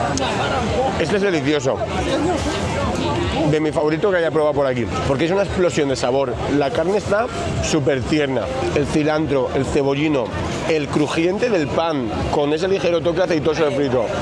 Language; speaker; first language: Spanish; native; Spanish